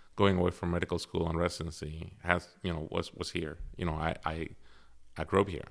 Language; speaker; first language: English; early bilingual, other home language; Spanish